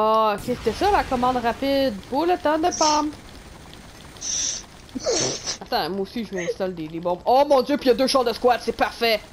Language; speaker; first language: French; native; French